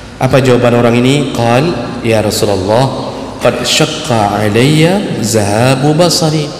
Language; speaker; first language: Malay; non-native, local second language; Achinese